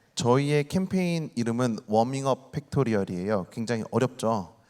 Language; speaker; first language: Korean; native; Korean